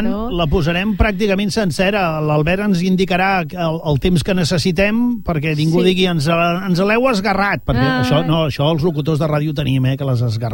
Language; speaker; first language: Catalan; native; Catalan